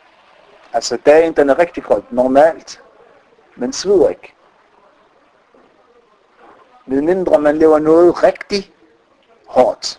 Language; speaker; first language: Danish; non-native, fluent; Arabic